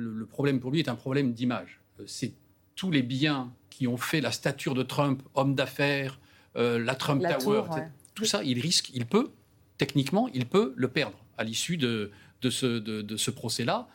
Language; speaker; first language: French; native; French